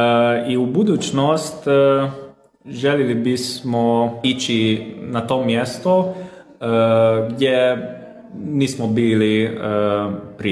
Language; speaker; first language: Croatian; non-native, local second language; Hungarian